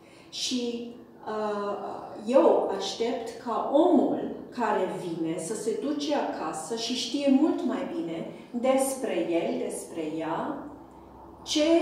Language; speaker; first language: Romanian; non-native, fluent; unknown